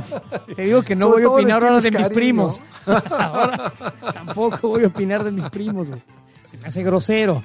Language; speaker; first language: Spanish; native; Spanish